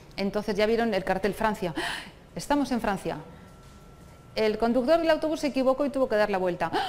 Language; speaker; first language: Spanish; non-native, local second language; Basque